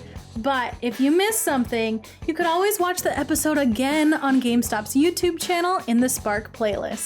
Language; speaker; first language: English; native; English